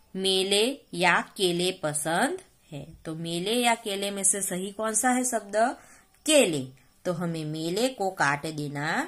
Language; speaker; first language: Hindi; non-native, local second language; Gujarati